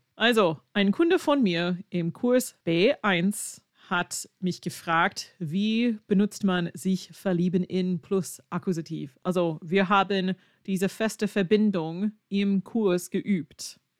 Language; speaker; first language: German; non-native, fluent; English